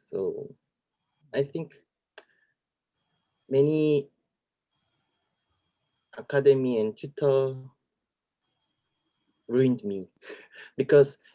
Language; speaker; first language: English; non-native, learner; Korean